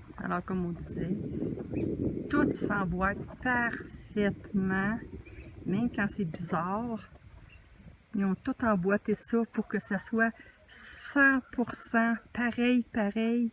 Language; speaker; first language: French; native; French